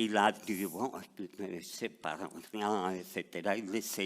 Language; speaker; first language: French; non-native, fluent; Spanish